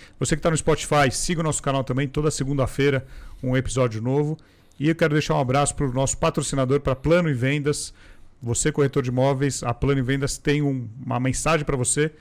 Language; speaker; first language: Portuguese; native; Portuguese